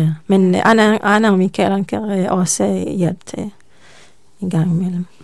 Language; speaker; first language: Danish; non-native, learner; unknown